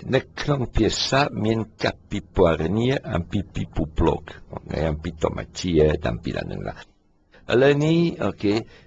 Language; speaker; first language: Khmer; non-native, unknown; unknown